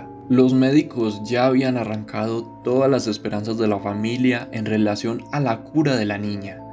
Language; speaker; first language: Spanish; native; Spanish